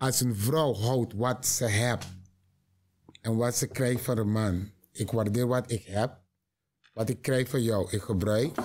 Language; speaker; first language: Dutch; non-native, learner; Papiamento